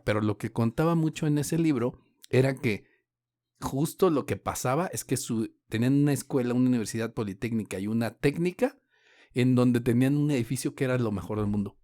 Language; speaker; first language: Spanish; native; Spanish